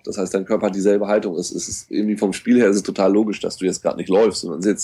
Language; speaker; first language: German; native; German